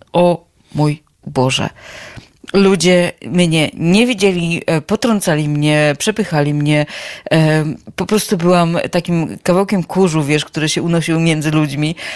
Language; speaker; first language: Polish; native; Polish